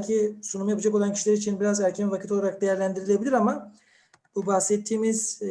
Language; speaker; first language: Turkish; native; Turkish